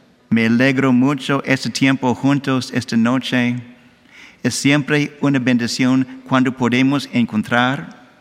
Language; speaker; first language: Spanish; non-native, learner; English